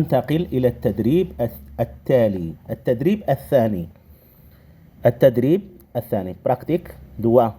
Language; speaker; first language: Arabic; non-native, fluent; Indonesian